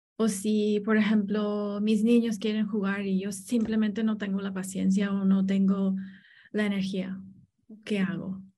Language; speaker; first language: Spanish; non-native, fluent; English